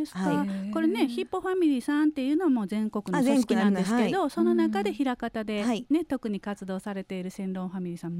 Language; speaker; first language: Japanese; native; Japanese